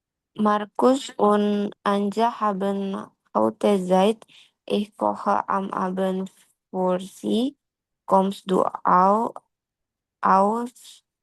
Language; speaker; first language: German; non-native, learner; Indonesian